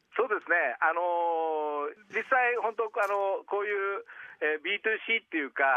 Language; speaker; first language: Japanese; native; Japanese